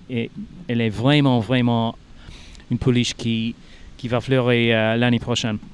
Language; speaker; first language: French; non-native, learner; English